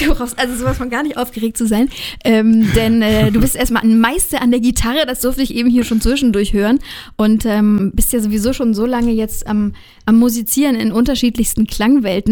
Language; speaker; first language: German; native; German